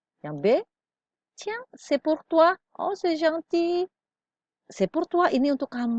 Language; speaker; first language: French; non-native, fluent; Indonesian